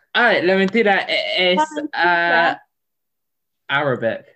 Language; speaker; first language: Spanish; non-native, learner; English